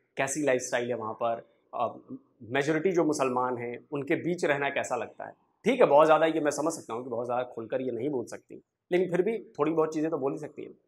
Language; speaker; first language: Hindi; native; Hindi